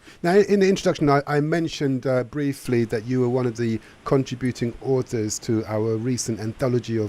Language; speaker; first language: English; native; English